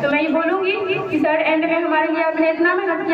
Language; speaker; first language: Hindi; native; Hindi